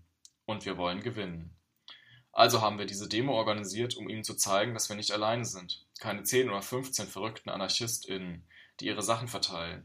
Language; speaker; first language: German; native; German